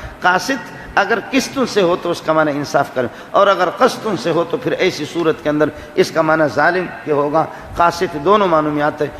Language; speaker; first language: Urdu; non-native, local second language; Baluchi